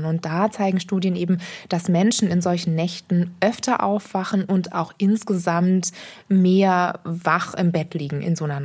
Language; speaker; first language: German; native; German